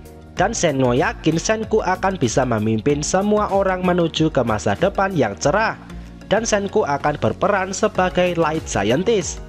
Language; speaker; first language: Indonesian; native; Indonesian